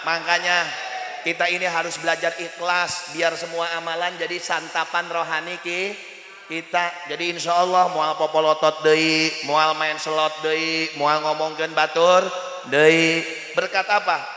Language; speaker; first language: Malay; non-native, local second language; Sundanese